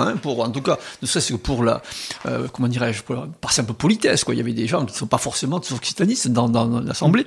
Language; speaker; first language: French; native; French